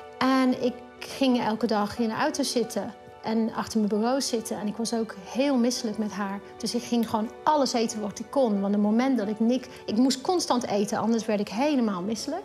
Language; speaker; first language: Dutch; non-native, fluent; English